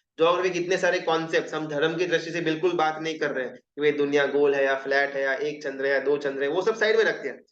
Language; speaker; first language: Hindi; non-native, local second language; Gujarati